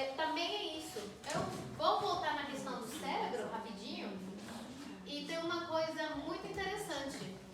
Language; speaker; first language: Portuguese; non-native, fluent; Spanish